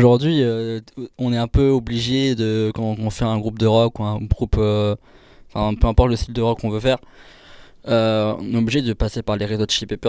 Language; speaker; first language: French; native; French